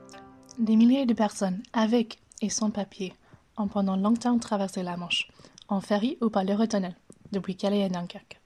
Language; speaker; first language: French; native; French